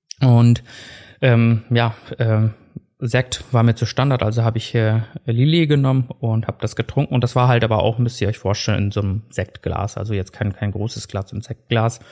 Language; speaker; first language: German; early bilingual, other home language; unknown